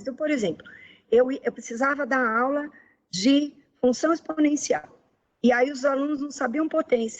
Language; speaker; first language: Portuguese; native; Portuguese